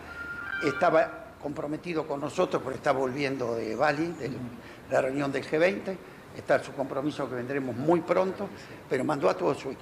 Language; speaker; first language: Spanish; native; Spanish